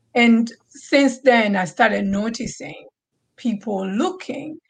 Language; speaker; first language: English; non-native, local second language; Swahili